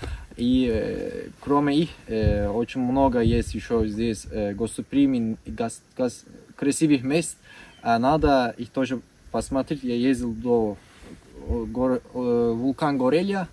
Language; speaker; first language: Russian; non-native, learner; Turkish